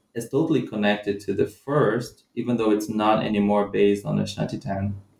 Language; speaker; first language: English; non-native, fluent; Portuguese